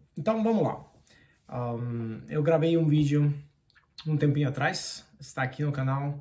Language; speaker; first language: Portuguese; non-native, fluent; Spanish